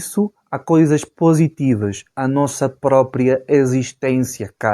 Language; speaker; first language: Portuguese; non-native, fluent; Spanish